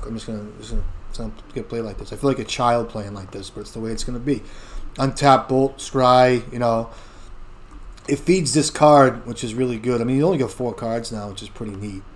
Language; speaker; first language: English; native; English